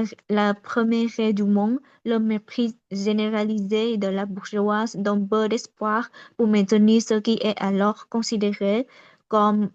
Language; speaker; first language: French; non-native, learner; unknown